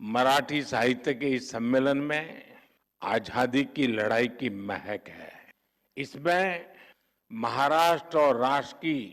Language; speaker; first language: Hindi; non-native, local second language; Gujarati